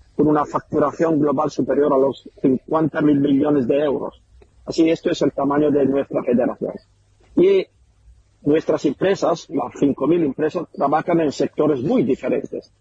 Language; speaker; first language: Spanish; non-native, fluent; Italian